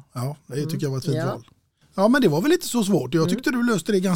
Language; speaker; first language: Swedish; native; Swedish